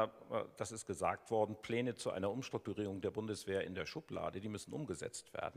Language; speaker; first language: German; native; German